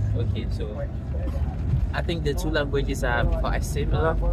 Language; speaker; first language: English; non-native, local second language; Akan